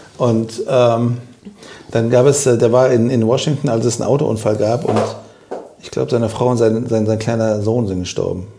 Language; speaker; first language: German; non-native, fluent; Persian